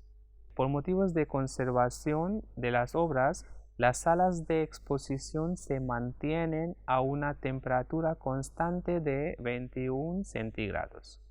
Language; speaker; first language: Spanish; non-native, fluent; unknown